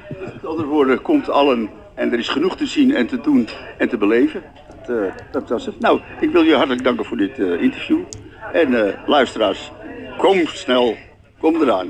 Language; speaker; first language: Dutch; native; Dutch